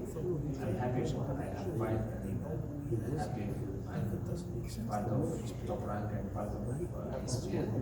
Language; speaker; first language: English; non-native, learner; Russian